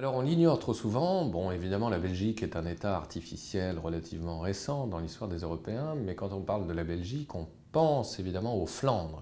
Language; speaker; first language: French; native; French